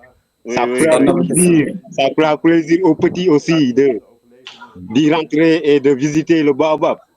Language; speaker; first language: French; non-native, local second language; Wolof